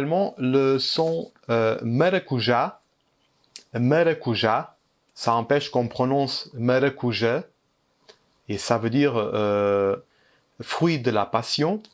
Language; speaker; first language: French; early bilingual, heritage; Portuguese